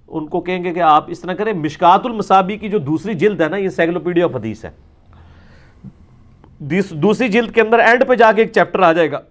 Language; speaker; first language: Urdu; native; Urdu